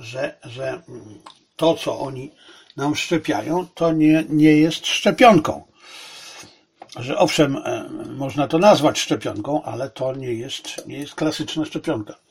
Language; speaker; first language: Polish; native; Polish